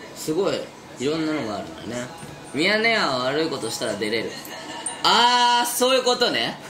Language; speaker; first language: Japanese; native; Japanese